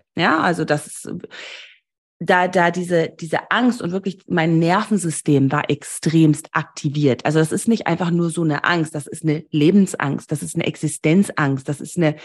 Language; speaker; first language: German; early bilingual, heritage; German